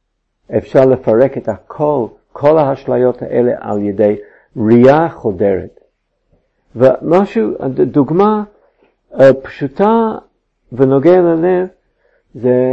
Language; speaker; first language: Hebrew; non-native, fluent; English